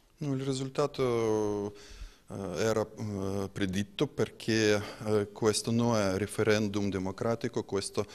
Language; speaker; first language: Italian; non-native, learner; Ukrainian